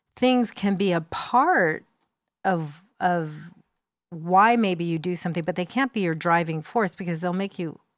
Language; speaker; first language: English; native; English